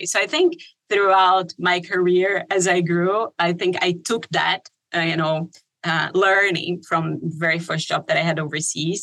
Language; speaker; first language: English; non-native, fluent; Portuguese